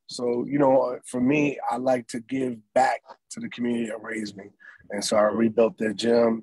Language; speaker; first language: English; native; English